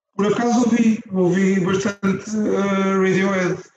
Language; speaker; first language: Portuguese; native; Portuguese